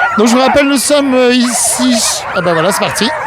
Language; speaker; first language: French; native; French